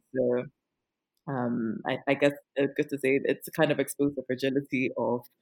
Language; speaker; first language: English; non-native, local second language; Akan